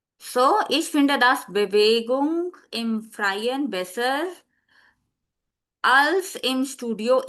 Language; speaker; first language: German; non-native, fluent; Hindi